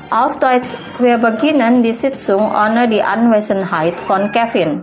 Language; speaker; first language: German; non-native, fluent; Indonesian